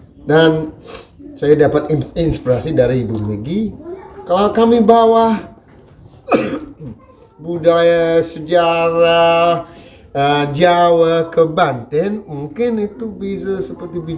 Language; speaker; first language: Indonesian; non-native, fluent; English